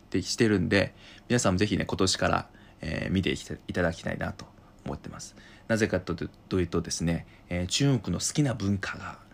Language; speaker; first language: Japanese; non-native, fluent; Chinese